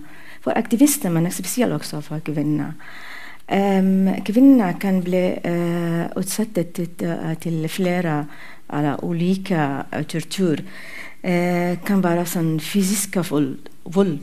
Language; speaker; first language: Norwegian; non-native, fluent; Arabic